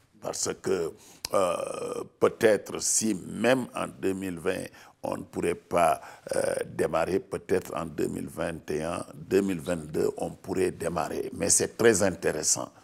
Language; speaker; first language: French; non-native, local second language; Wolof